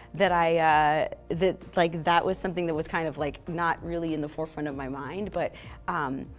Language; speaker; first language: English; native; English